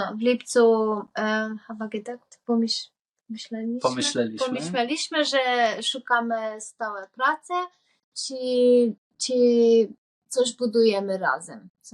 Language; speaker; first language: Polish; non-native, learner; Hungarian